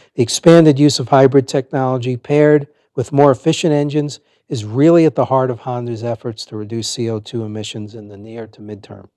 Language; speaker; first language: English; native; English